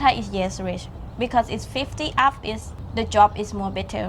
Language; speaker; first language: English; non-native, learner; Thai